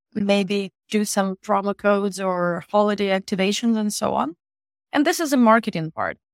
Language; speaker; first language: English; non-native, fluent; Ukrainian